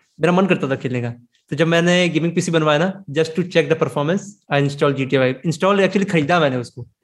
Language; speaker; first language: Hindi; native; Hindi